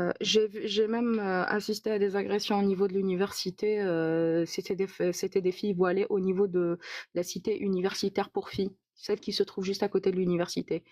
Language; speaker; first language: French; non-native, local second language; Arabic